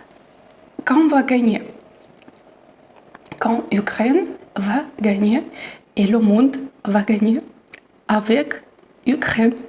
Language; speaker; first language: French; non-native, fluent; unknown